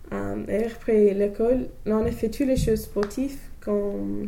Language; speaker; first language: French; non-native, learner; English